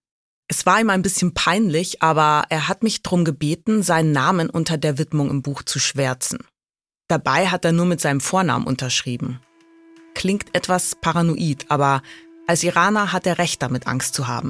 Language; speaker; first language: German; native; German